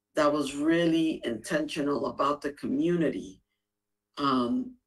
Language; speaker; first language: English; native; English